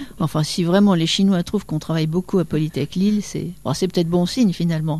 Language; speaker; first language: French; native; French